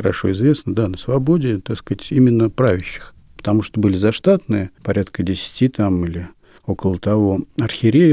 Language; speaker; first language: Russian; native; Russian